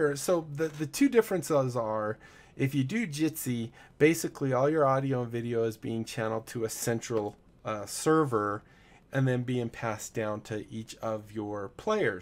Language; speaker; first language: English; native; English